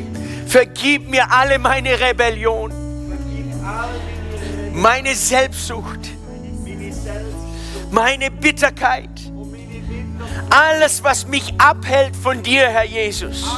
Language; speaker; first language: German; non-native, fluent; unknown